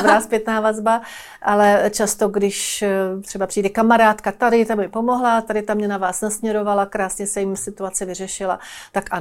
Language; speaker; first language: Czech; native; Czech